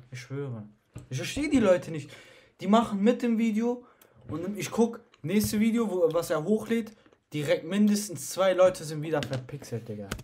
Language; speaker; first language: German; early bilingual, other home language; Turkish